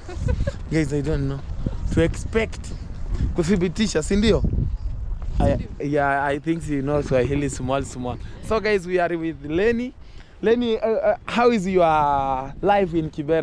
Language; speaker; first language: English; non-native, learner; Swahili